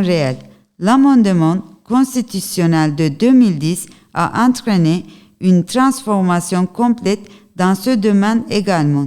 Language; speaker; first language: French; non-native, learner; Turkish